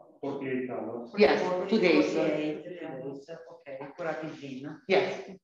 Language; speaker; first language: English; non-native, learner; Italian